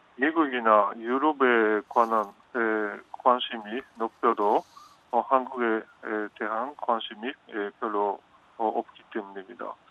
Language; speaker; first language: Korean; non-native, fluent; Japanese